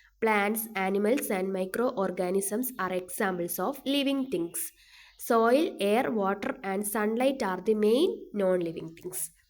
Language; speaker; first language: English; non-native, local second language; Malayalam